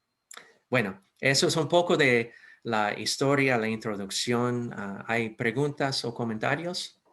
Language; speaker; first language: Spanish; non-native, fluent; English